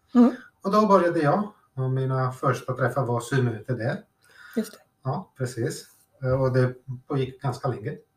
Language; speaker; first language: Swedish; non-native, fluent; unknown